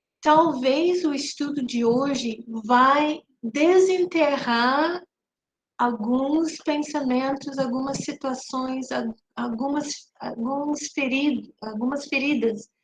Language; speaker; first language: Portuguese; non-native, fluent; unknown